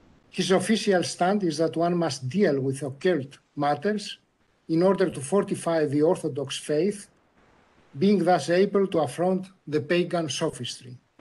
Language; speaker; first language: English; non-native, fluent; Greek